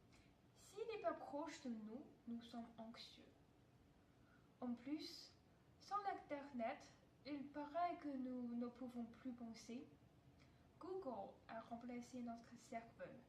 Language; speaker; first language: French; non-native, learner; English